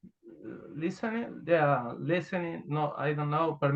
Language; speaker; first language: English; non-native, learner; Spanish